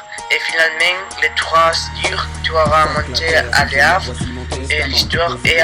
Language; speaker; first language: French; non-native, learner; Spanish